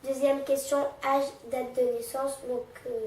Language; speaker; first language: French; native; French